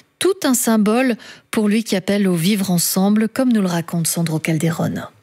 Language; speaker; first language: French; native; French